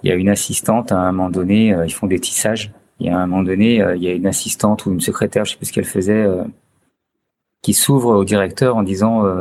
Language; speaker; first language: French; native; French